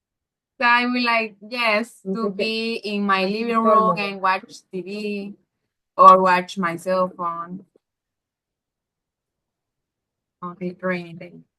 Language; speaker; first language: English; non-native, learner; Spanish